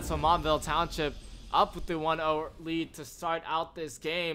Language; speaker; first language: English; native; English